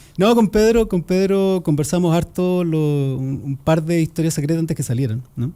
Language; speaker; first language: Spanish; native; Spanish